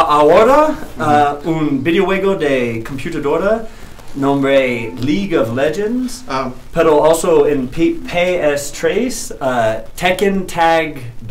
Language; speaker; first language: Spanish; non-native, learner; English